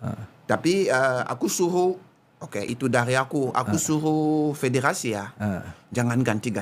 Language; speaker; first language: Indonesian; non-native, learner; Japanese